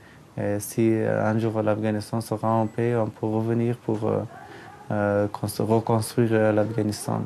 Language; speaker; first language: French; non-native, fluent; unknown